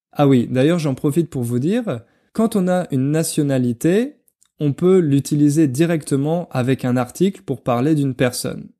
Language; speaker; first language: French; native; French